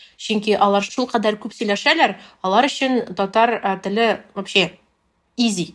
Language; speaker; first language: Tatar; non-native, local second language; Russian